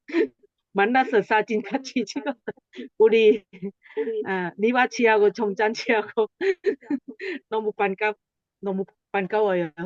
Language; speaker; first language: Korean; non-native, learner; Thai